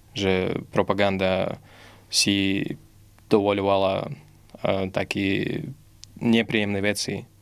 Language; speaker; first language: Slovak; non-native, fluent; Russian